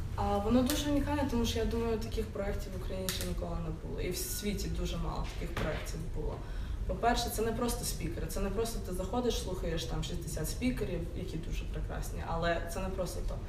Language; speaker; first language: Ukrainian; non-native, local second language; English